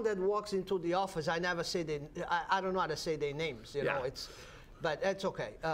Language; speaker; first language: English; non-native, fluent; Portuguese